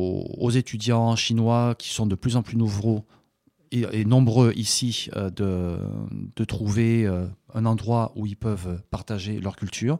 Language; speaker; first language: French; native; French